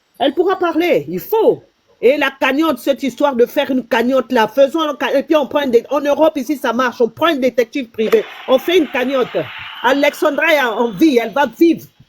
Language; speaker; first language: French; non-native, local second language; Lingala